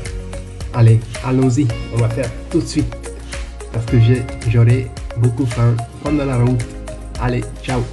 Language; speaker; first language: French; non-native, fluent; Hungarian